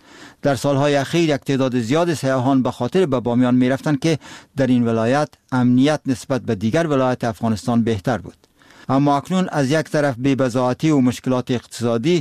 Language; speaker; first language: Persian; native; Persian